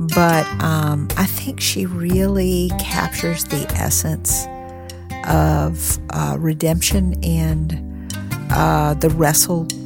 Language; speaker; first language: English; native; English